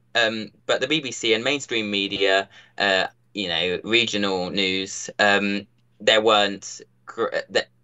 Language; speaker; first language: English; native; English